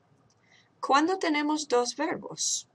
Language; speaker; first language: Spanish; non-native, fluent; English